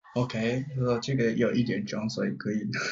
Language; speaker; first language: Chinese; non-native, learner; Japanese